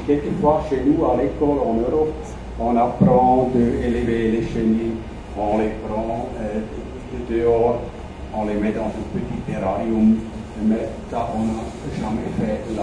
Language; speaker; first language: French; non-native, fluent; German